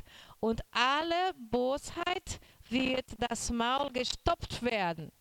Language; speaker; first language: German; non-native, learner; Portuguese